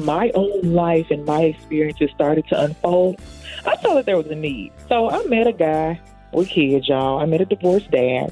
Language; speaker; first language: English; native; English